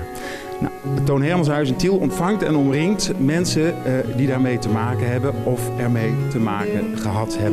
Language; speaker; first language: Dutch; native; Dutch